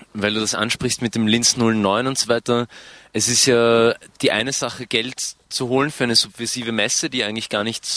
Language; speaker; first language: German; native; German